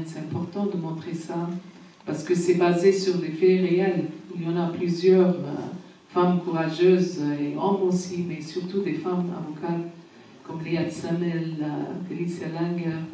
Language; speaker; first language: French; non-native, fluent; Arabic